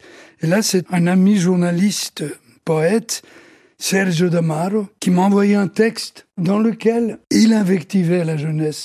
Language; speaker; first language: French; early bilingual, other home language; Italian